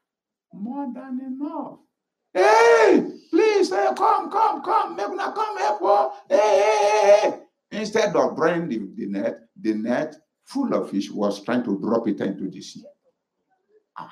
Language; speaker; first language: English; non-native, local second language; Yoruba